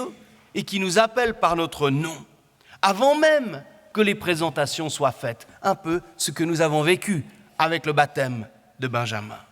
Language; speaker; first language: French; native; French